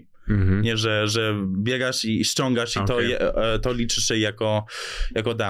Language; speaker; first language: Polish; early bilingual, heritage; English